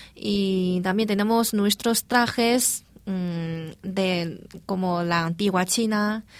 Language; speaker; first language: Spanish; non-native, fluent; Chinese